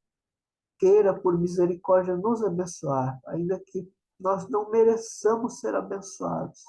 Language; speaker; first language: Portuguese; native; Portuguese